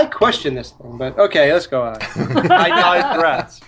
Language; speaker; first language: English; native; English